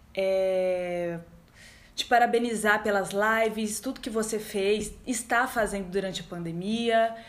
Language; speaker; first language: Portuguese; native; Portuguese